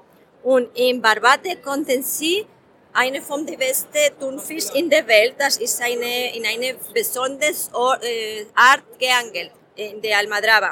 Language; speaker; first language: German; non-native, learner; Spanish